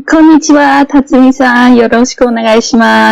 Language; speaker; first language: Japanese; non-native, fluent; English